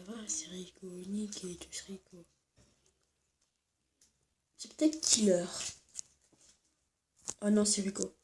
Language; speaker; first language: French; native; French